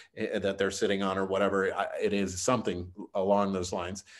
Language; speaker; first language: English; native; English